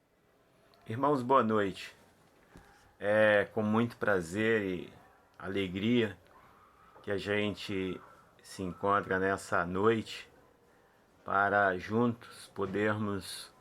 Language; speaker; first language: Portuguese; native; Portuguese